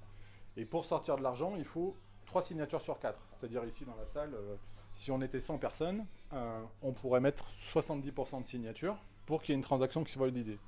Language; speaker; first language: French; native; French